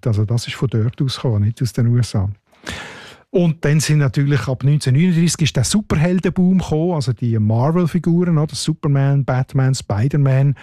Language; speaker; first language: German; native; German